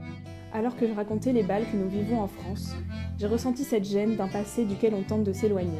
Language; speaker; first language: French; native; French